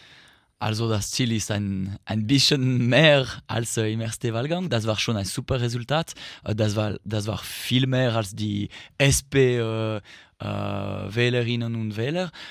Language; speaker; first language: German; non-native, local second language; French